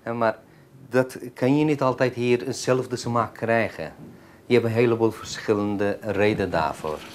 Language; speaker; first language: Dutch; non-native, fluent; Turkish